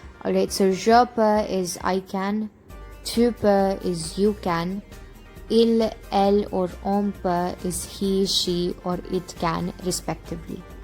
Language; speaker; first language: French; non-native, fluent; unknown